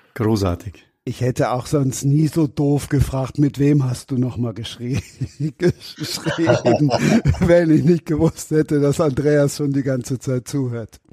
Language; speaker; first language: German; native; German